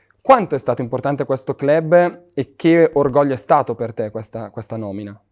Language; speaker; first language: Italian; native; Italian